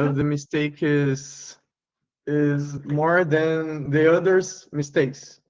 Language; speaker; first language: English; non-native, learner; Portuguese